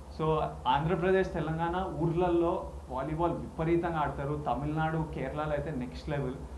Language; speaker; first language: Telugu; native; Telugu